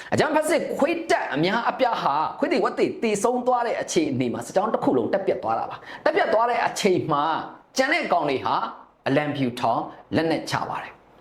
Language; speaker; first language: Burmese; native; Burmese